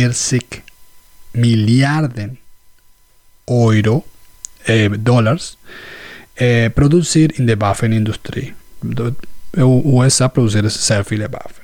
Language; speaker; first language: German; non-native, learner; Spanish